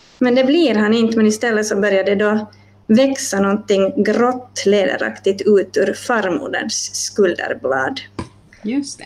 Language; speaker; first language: Swedish; native; Swedish